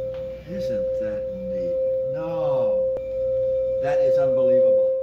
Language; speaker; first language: English; native; English